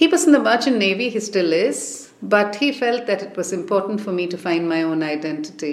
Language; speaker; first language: English; non-native, local second language; Tamil